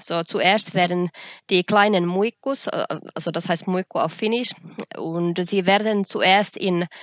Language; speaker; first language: German; non-native, fluent; Finnish